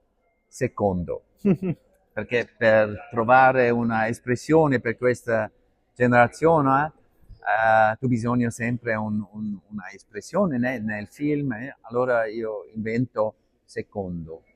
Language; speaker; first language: Italian; non-native, learner; Arabic